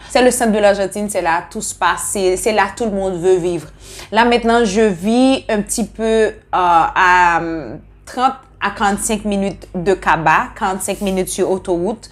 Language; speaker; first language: French; non-native, local second language; Haitian Creole